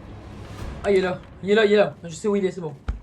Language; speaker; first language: French; native; French